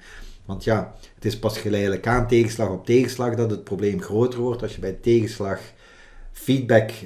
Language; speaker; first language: Dutch; native; Dutch